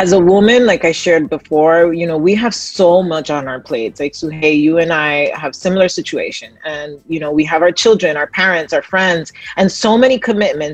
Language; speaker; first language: English; early bilingual, other home language; Spanish